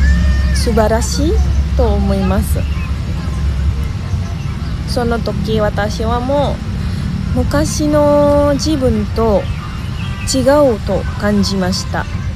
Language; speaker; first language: Japanese; non-native, learner; Indonesian